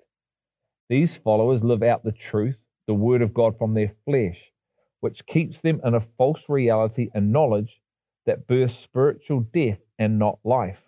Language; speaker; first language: English; native; English